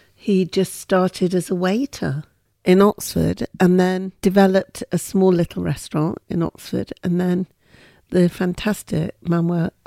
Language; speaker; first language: English; native; English